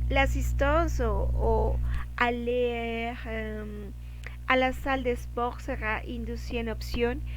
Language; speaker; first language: French; non-native, learner; Spanish